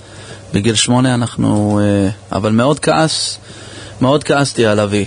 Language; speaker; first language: Hebrew; early bilingual, heritage; English